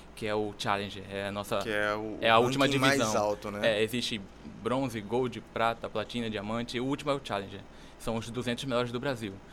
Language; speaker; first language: Portuguese; native; Portuguese